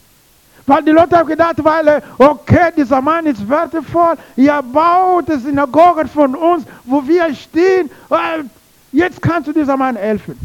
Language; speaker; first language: German; non-native, learner; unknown